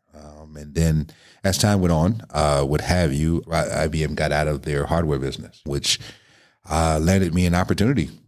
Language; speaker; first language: English; native; English